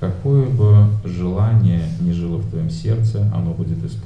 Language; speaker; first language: Russian; native; Russian